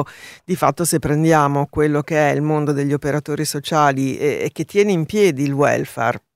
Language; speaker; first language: Italian; native; Italian